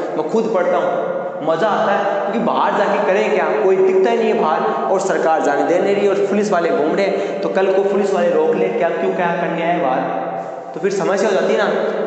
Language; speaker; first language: Hindi; native; Hindi